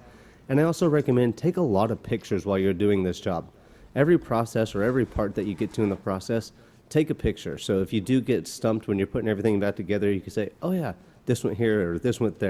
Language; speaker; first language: English; native; English